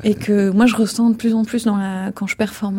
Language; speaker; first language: French; native; French